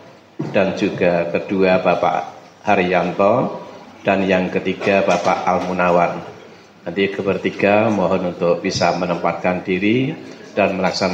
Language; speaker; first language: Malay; non-native, local second language; Javanese